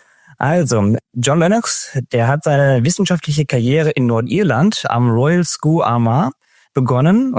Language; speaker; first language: German; native; German